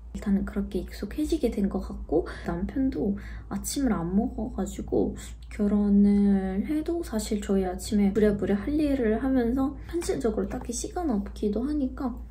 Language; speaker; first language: Korean; non-native, fluent; Arabic